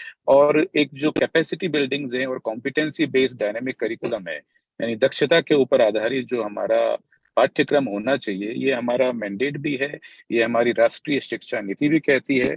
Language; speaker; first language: Hindi; native; Hindi